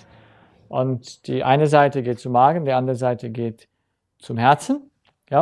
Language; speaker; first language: German; native; German